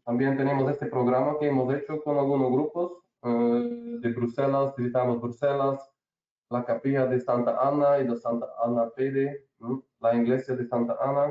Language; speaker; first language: Spanish; non-native, learner; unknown